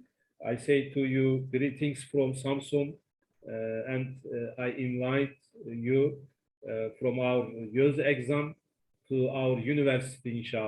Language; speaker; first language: English; non-native, learner; Turkish